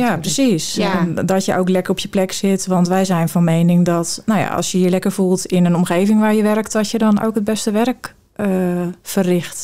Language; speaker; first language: Dutch; native; Dutch